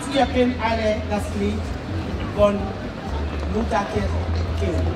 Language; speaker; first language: German; non-native, learner; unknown